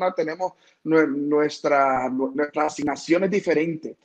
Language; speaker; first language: Spanish; early bilingual, heritage; Spanish